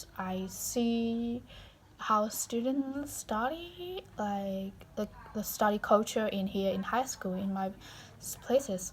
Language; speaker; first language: English; non-native, learner; Vietnamese